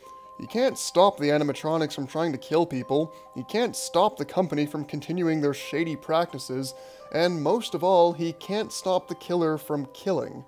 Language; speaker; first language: English; native; English